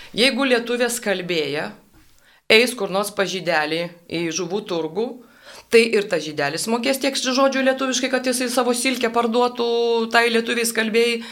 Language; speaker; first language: Lithuanian; native; Lithuanian